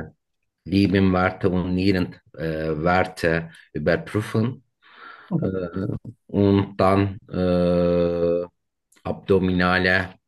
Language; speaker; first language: German; non-native, learner; Turkish